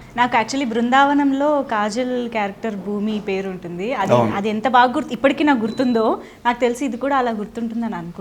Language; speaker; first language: Telugu; native; Telugu